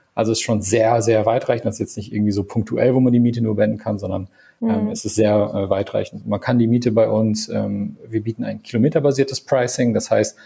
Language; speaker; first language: German; non-native, fluent; English